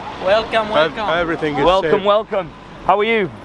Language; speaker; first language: English; native; English